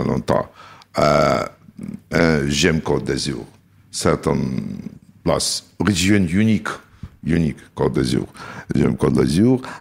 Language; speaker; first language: French; non-native, learner; Russian